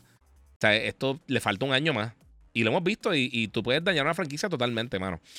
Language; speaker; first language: Spanish; native; Spanish